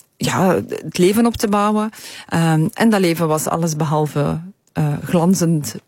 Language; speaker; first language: Dutch; early bilingual, other home language; Polish